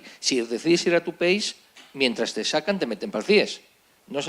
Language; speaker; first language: Spanish; native; Spanish